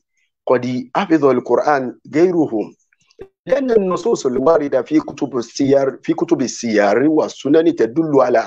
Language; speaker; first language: Arabic; non-native, fluent; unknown